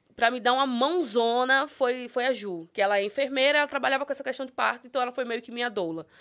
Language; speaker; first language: Portuguese; native; Portuguese